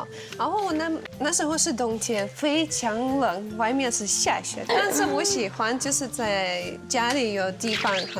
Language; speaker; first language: Chinese; non-native, fluent; Russian